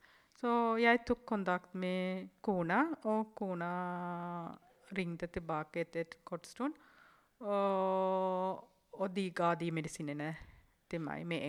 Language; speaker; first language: Norwegian; non-native, fluent; Tamil